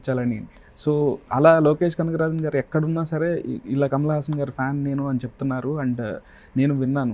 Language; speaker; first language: Telugu; native; Telugu